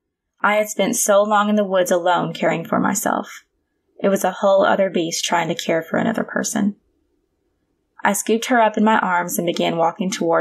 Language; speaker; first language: English; native; English